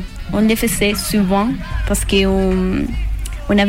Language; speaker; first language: French; non-native, learner; Spanish